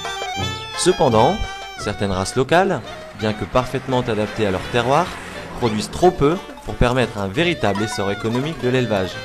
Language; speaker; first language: French; native; French